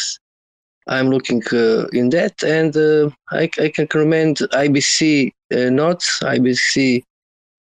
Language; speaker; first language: English; non-native, learner; Croatian